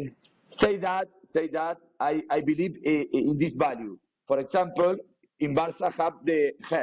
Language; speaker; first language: English; non-native, learner; Spanish